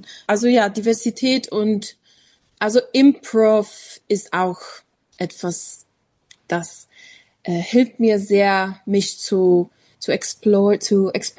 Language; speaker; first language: German; non-native, learner; English